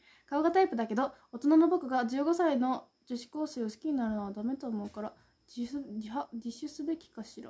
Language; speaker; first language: Japanese; native; Japanese